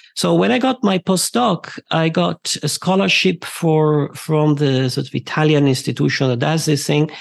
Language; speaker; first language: English; non-native, fluent; Italian